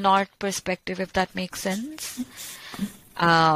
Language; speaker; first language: English; non-native, local second language; Bangla